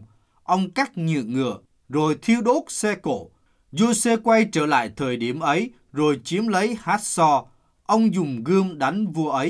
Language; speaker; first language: Vietnamese; native; Vietnamese